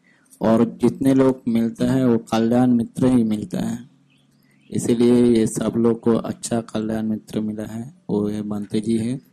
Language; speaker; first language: Hindi; non-native, fluent; Sinhala